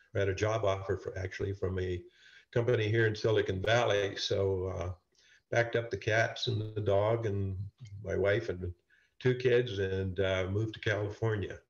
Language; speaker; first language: English; native; English